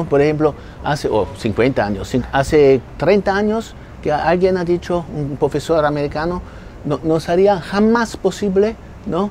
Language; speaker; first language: Spanish; non-native, fluent; German